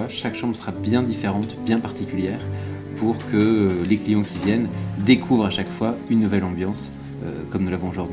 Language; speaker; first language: French; native; French